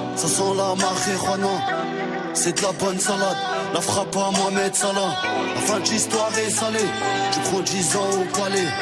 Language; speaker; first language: French; early bilingual, other home language; English